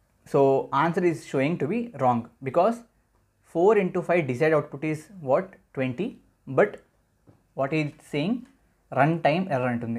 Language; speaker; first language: English; non-native, local second language; Telugu